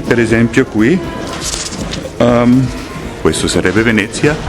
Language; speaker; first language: Italian; non-native, fluent; German